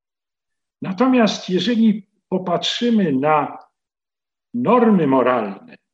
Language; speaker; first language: Polish; native; Polish